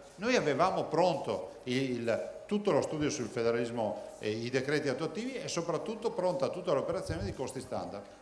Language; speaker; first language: Italian; non-native, local second language; Venetian